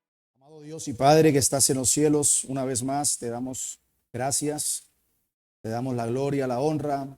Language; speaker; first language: Spanish; native; Spanish